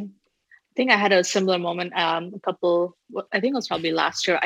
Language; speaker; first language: English; non-native, fluent; Tamil